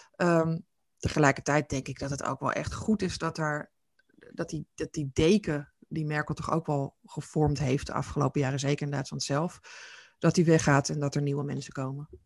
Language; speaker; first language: Dutch; native; Dutch